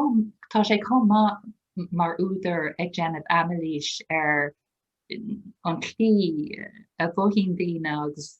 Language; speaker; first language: Irish; non-native, local second language; English